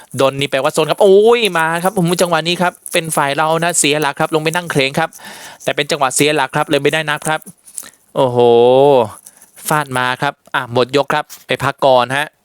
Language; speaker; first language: Thai; native; Thai